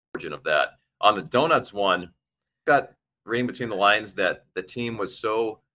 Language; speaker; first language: English; native; English